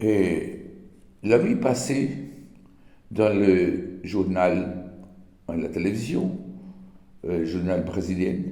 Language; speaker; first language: French; non-native, learner; Portuguese